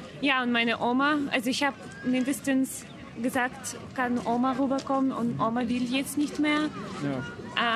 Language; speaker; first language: German; non-native, fluent; Ukrainian